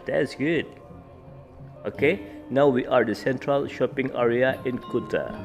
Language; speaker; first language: English; non-native, learner; Indonesian